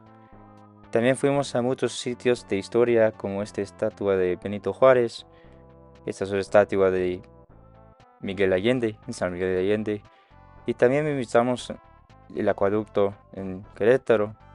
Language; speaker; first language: Spanish; non-native, learner; English